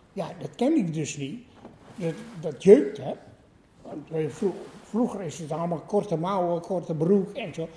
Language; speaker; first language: Dutch; early bilingual, other home language; Malay